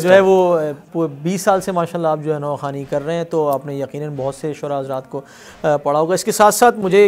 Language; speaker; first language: Urdu; native; Urdu